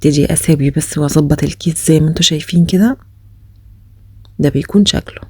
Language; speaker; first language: Arabic; native; Arabic